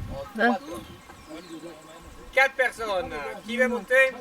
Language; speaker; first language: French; non-native, fluent; Spanish